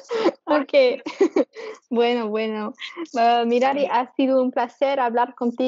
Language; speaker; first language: Spanish; non-native, learner; English